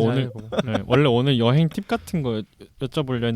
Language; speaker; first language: Korean; native; Korean